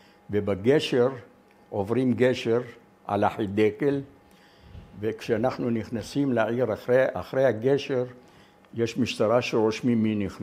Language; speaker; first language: Hebrew; non-native, fluent; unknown